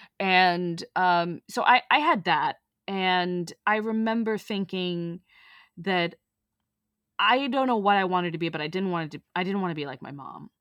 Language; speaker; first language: English; early bilingual, other home language; Urdu